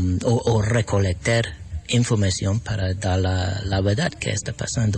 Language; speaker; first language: Spanish; non-native, fluent; English